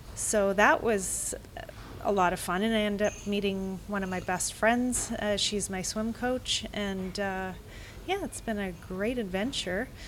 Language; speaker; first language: English; native; English